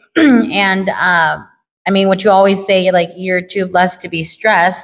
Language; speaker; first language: English; early bilingual, other home language; Spanish